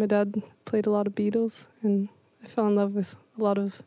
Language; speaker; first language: English; native; English